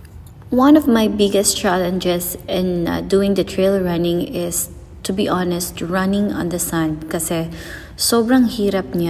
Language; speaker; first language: English; non-native, local second language; Filipino